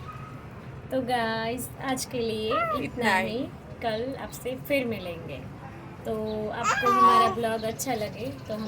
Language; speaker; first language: Hindi; non-native, local second language; Gujarati